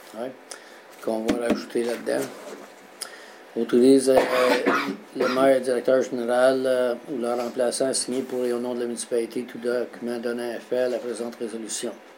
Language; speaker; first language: French; native; French